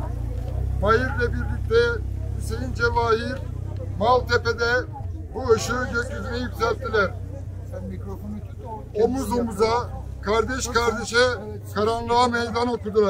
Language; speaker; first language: Turkish; native; Turkish